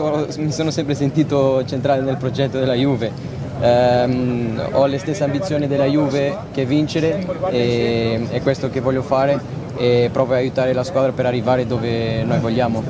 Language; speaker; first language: Italian; non-native, fluent; Portuguese